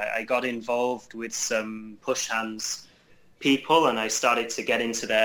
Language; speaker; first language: English; native; English